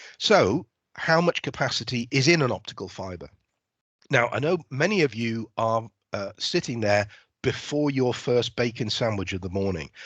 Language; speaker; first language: English; native; English